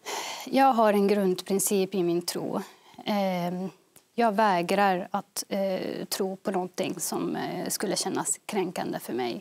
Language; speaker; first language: Swedish; early bilingual, other home language; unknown